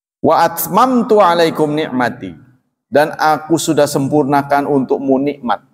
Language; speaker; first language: Indonesian; non-native, local second language; Javanese